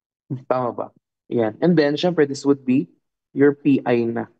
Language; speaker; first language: Filipino; native; Filipino